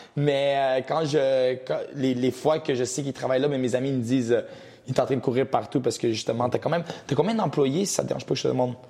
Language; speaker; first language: French; early bilingual, other home language; Portuguese